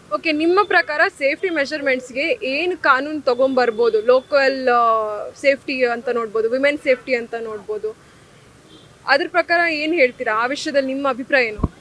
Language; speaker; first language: Kannada; native; Kannada